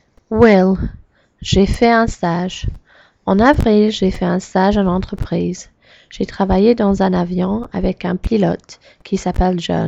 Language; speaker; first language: French; non-native, learner; English